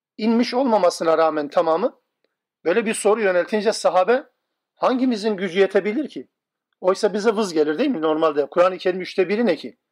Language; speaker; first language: Turkish; non-native, local second language; Kurdish